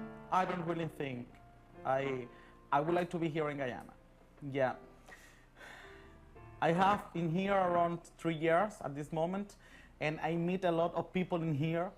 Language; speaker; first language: English; non-native, learner; Spanish